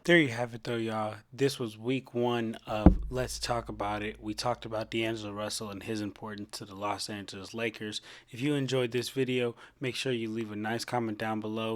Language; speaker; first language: English; native; English